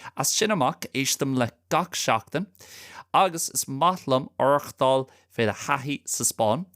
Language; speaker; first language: Irish; non-native, local second language; English